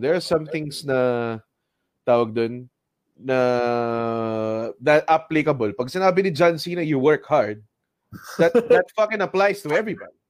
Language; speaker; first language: English; non-native, local second language; Filipino